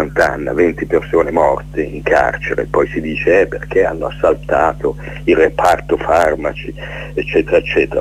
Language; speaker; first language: Italian; native; Italian